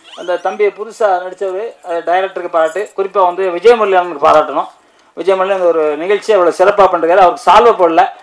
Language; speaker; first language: Tamil; native; Tamil